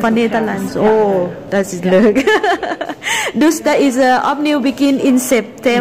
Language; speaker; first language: Dutch; non-native, learner; Thai